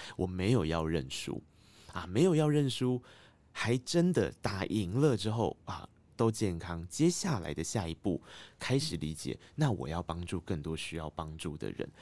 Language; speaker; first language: Chinese; native; Chinese